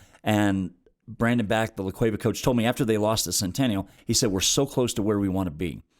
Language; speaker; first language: English; native; English